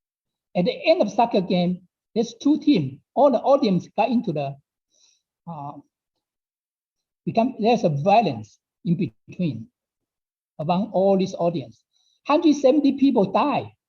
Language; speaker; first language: English; non-native, fluent; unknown